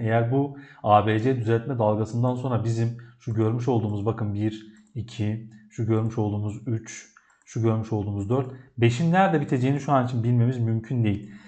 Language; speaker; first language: Turkish; native; Turkish